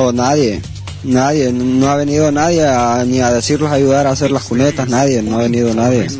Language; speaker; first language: Spanish; native; Spanish